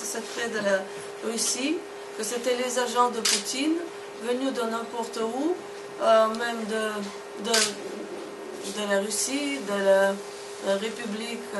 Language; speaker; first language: French; non-native, fluent; Russian